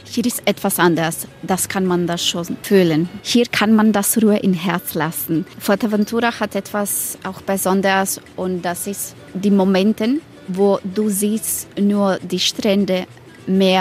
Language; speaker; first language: German; non-native, learner; Croatian